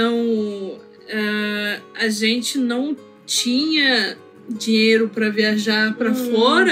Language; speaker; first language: Portuguese; non-native, fluent; Russian